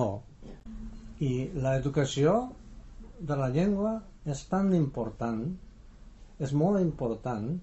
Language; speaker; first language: Catalan; non-native, fluent; Japanese